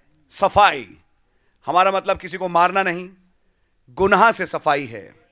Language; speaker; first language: Hindi; native; Hindi